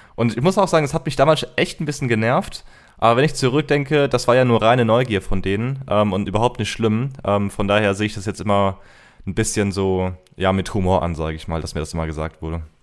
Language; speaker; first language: German; early bilingual, heritage; German